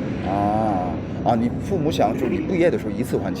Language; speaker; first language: Chinese; non-native, fluent; Korean